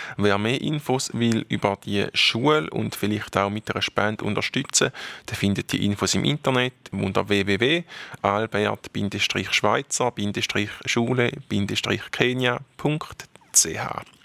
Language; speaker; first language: German; native; German